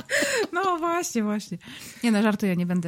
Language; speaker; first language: Polish; native; Polish